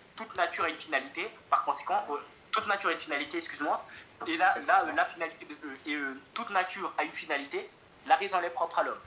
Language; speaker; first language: French; native; French